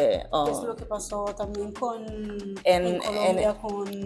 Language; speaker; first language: Spanish; non-native, fluent; Italian